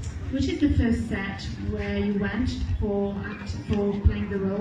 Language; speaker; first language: English; non-native, fluent; Italian